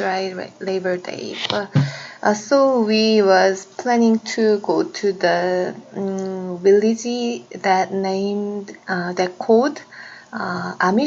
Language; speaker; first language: English; non-native, learner; Korean